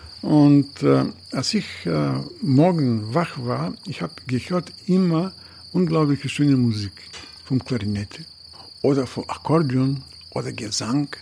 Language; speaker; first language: German; non-native, fluent; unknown